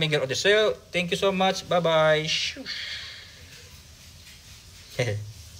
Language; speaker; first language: English; non-native, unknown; Indonesian